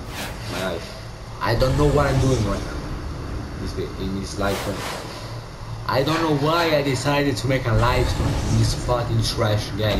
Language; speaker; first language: English; non-native, learner; Italian